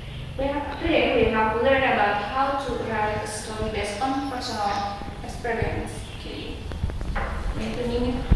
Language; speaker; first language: English; non-native, learner; Indonesian